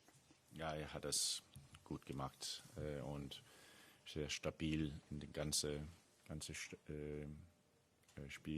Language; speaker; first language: German; non-native, learner; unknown